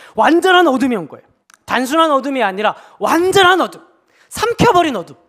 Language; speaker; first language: Korean; native; Korean